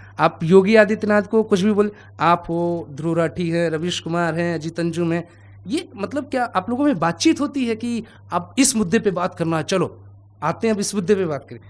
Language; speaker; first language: Hindi; native; Hindi